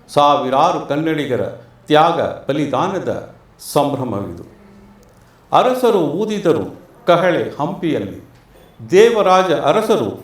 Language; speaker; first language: Kannada; non-native, local second language; Tamil